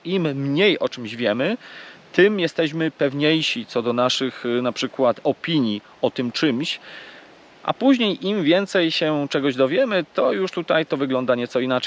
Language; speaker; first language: Polish; native; Polish